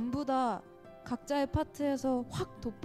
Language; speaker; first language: Korean; native; Korean